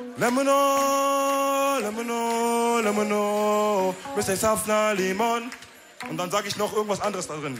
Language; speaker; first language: German; early bilingual, other home language; Wolof